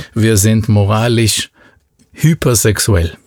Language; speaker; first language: German; non-native, fluent; Hebrew